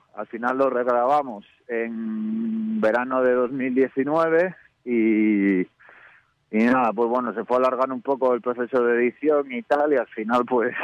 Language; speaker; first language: Spanish; native; Spanish